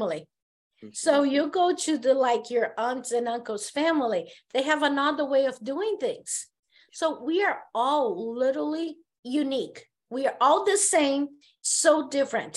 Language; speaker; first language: English; non-native, fluent; Portuguese